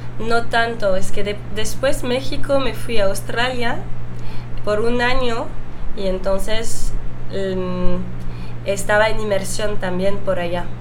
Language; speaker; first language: Spanish; non-native, fluent; French